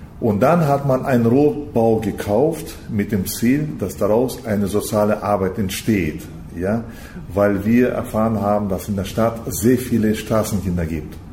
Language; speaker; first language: German; early bilingual, heritage; German